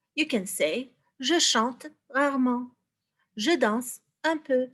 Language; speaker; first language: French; non-native, fluent; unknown